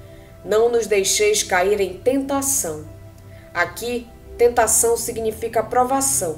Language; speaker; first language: Portuguese; native; Portuguese